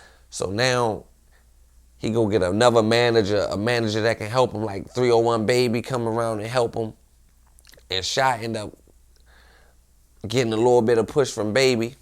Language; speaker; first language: English; native; English